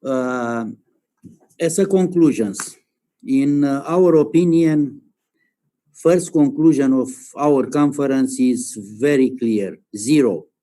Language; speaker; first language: English; non-native, learner; Romanian